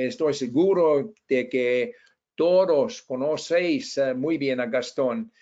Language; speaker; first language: Spanish; non-native, fluent; English